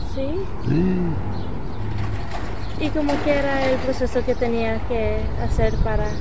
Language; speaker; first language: Spanish; early bilingual, heritage; Spanish